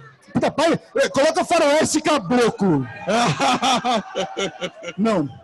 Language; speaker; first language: Portuguese; native; Portuguese